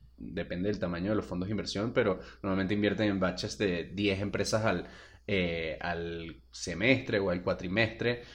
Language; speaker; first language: Spanish; native; Spanish